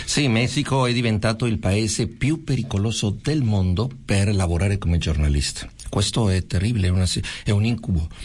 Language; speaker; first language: Italian; non-native, fluent; Spanish